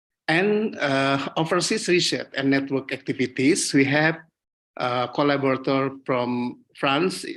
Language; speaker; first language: English; non-native, learner; Indonesian